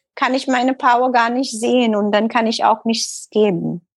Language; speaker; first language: German; non-native, learner; Tamil